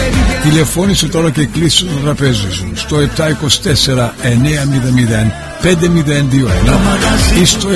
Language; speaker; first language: Greek; early bilingual, heritage; Greek